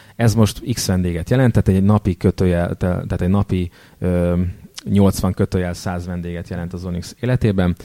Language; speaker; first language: Hungarian; native; Hungarian